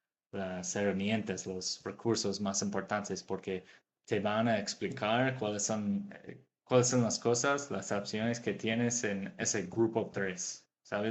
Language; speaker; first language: Spanish; non-native, fluent; English